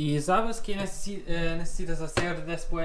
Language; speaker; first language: Spanish; non-native, learner; German